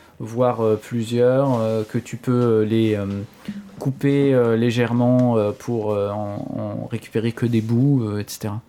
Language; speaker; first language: French; native; French